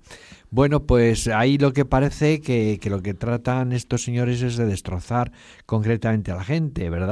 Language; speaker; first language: Spanish; native; Spanish